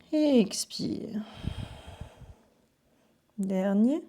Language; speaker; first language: French; native; French